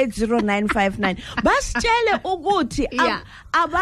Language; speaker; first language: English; non-native, local second language; Zulu